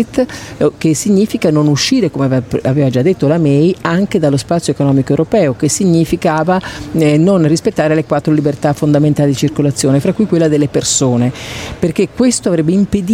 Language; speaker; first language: Italian; native; Italian